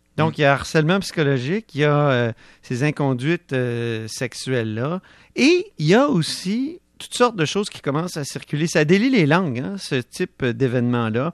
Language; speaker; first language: French; native; French